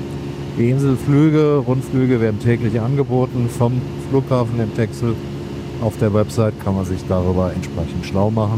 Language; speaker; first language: German; native; German